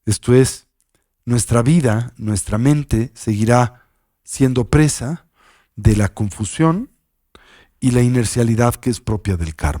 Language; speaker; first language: Spanish; native; Spanish